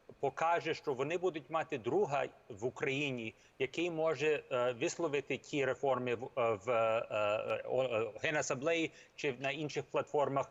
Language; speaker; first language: Ukrainian; early bilingual, heritage; Ukrainian